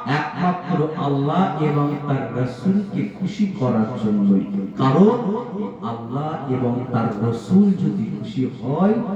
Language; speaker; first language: Bangla; native; Bangla